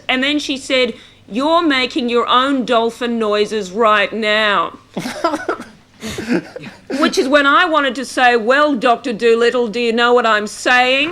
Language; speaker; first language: English; native; English